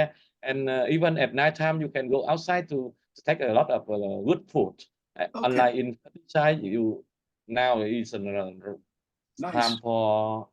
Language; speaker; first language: English; non-native, learner; Vietnamese